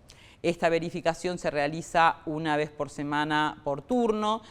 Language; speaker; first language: Spanish; native; Spanish